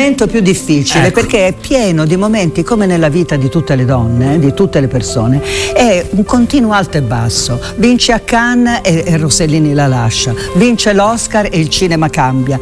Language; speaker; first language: Italian; native; Italian